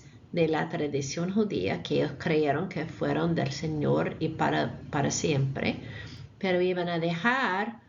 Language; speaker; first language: Spanish; non-native, fluent; English